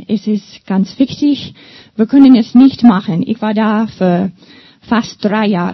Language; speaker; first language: German; non-native, learner; English